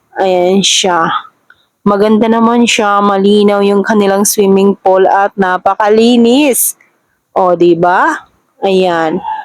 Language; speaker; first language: Filipino; non-native, local second language; Cebuano